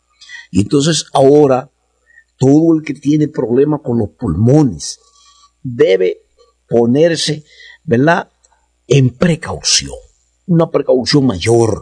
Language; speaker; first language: Spanish; native; Spanish